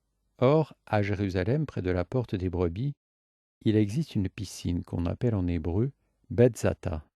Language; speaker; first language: French; native; French